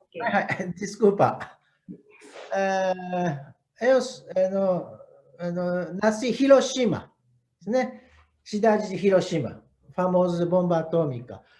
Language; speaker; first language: Portuguese; non-native, learner; Japanese